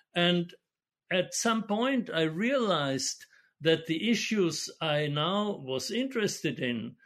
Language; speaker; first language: English; non-native, fluent; German